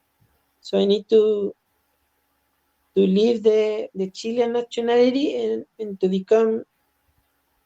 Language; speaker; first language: English; non-native, learner; Spanish